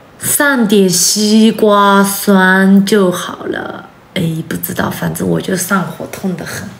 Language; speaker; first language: Chinese; non-native, local second language; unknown